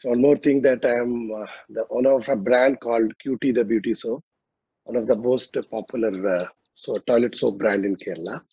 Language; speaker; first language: English; non-native, local second language; Malayalam